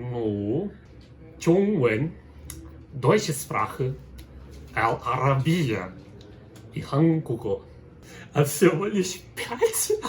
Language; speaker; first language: Russian; non-native, learner; Portuguese